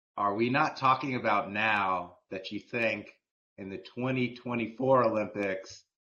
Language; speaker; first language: English; native; English